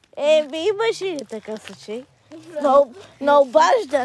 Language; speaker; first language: Bulgarian; native; Bulgarian